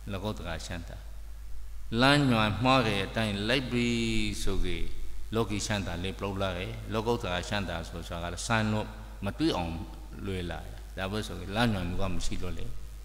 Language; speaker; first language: Burmese; native; Burmese